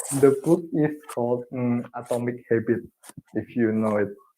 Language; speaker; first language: English; non-native, learner; Indonesian